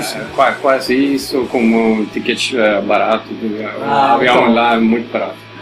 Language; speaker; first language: Portuguese; non-native, learner; Norwegian